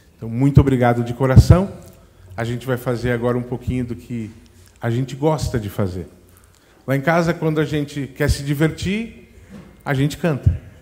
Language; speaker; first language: Portuguese; native; Portuguese